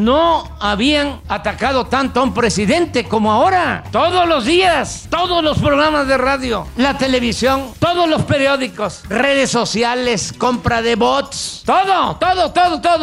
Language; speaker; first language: Spanish; native; Spanish